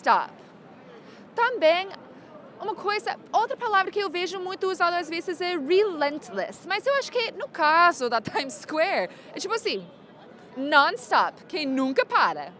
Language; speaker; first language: Portuguese; non-native, fluent; English